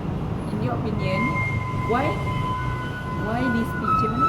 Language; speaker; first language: English; non-native, learner; Malay